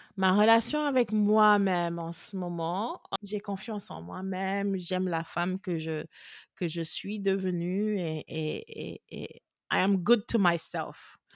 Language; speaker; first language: French; non-native, local second language; Wolof